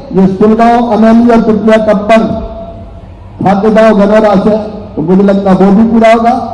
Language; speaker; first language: Hindi; native; Hindi